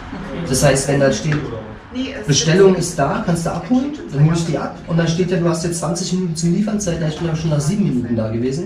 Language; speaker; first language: German; native; German